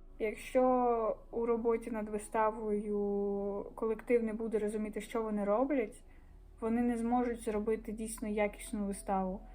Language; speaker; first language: Ukrainian; native; Ukrainian